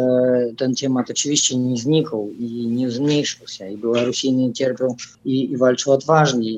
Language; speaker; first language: Polish; non-native, fluent; Russian